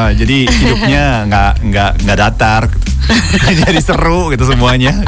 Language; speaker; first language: Indonesian; non-native, fluent; Japanese